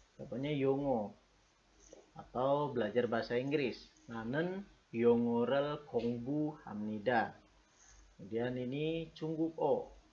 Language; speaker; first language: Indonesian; native; Indonesian